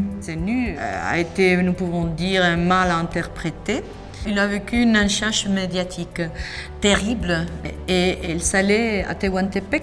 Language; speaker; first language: French; non-native, fluent; Spanish